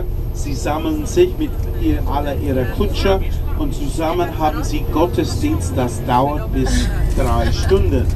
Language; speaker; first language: German; non-native, learner; English